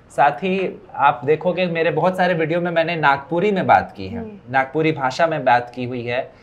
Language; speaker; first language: Hindi; native; Hindi